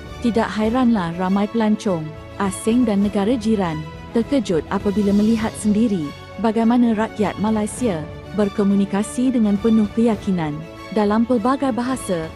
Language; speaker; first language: Malay; native; Malay